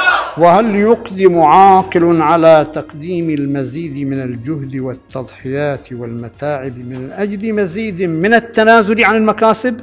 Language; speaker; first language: Arabic; native; Arabic